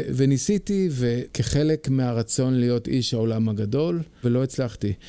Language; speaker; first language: Hebrew; early bilingual, heritage; Hebrew